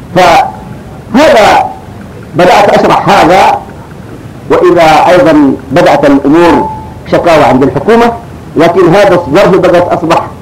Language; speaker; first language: Arabic; native; Arabic